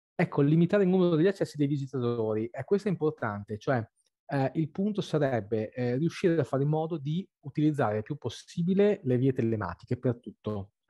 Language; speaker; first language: Italian; native; Italian